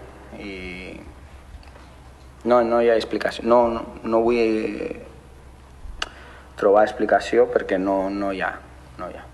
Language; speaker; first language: Catalan; non-native, fluent; Spanish